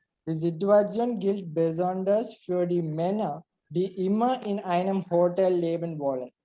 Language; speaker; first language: German; non-native, learner; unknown